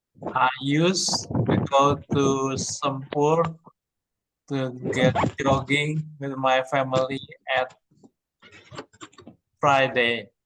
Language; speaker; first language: English; non-native, learner; Indonesian